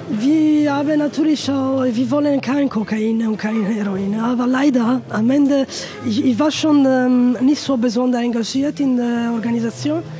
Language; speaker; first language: German; non-native, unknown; Italian